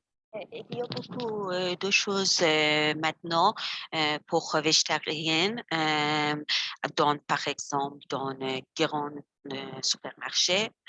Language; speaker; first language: French; non-native, learner; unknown